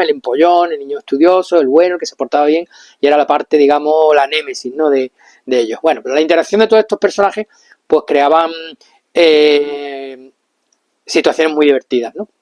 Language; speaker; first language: Spanish; native; Spanish